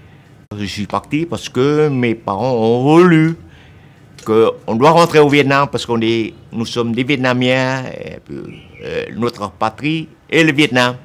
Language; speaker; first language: French; non-native, local second language; Vietnamese